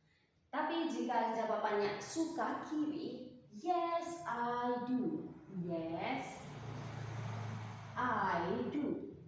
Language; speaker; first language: English; non-native, fluent; Indonesian